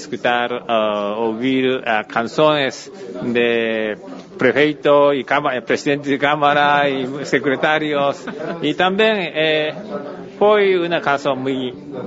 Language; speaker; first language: Portuguese; non-native, learner; Japanese